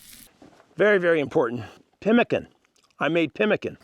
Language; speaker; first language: English; native; English